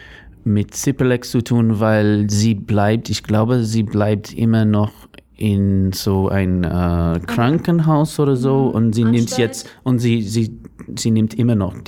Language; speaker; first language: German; non-native, learner; English